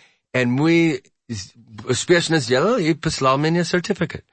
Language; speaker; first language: Russian; non-native, learner; English